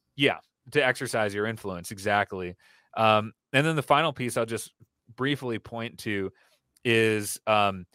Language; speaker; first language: English; native; English